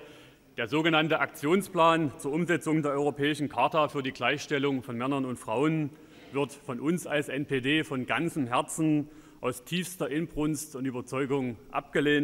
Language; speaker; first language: German; native; German